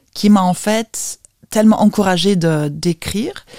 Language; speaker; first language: French; non-native, fluent; Lithuanian